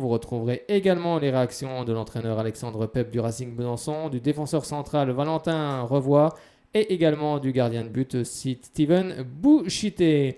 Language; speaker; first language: French; native; French